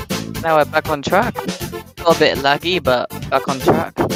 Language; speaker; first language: English; native; English